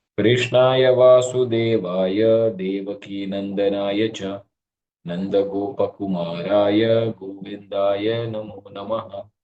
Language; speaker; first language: Malayalam; early bilingual, heritage; Malayalam